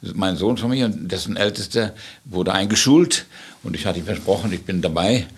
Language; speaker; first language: German; native; German